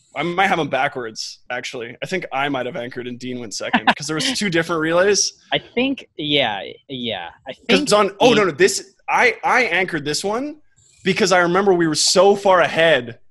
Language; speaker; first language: English; native; English